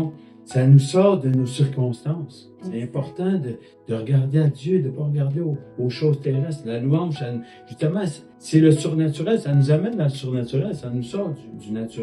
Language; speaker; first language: French; native; French